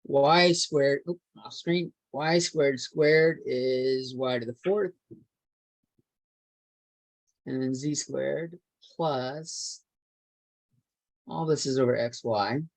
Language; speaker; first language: English; native; English